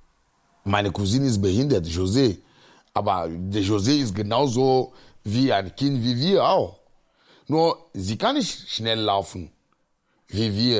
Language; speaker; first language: German; non-native, learner; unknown